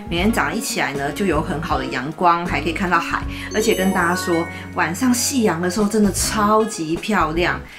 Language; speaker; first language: Chinese; native; Chinese